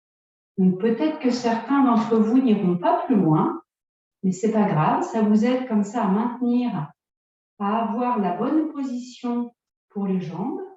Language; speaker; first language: French; native; French